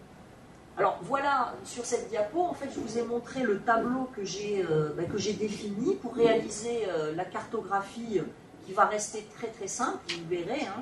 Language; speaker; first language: French; native; French